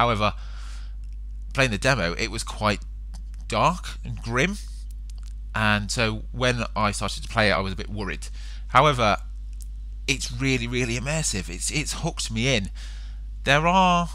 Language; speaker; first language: English; native; English